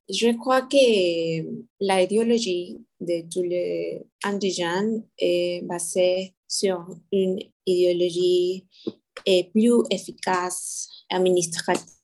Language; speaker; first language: French; non-native, learner; Spanish